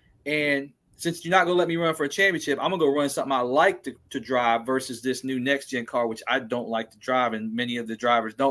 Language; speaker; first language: English; native; English